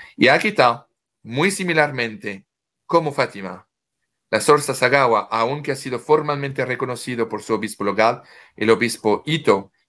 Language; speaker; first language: Spanish; non-native, fluent; French